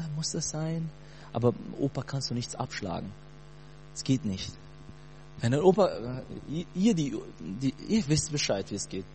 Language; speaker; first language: German; early bilingual, other home language; Portuguese